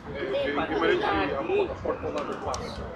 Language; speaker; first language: Portuguese; native; Portuguese